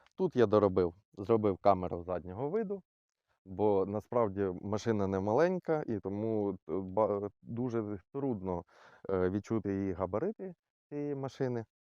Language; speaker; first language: Ukrainian; non-native, local second language; Russian